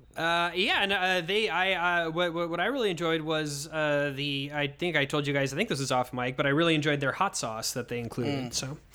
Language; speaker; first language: English; native; English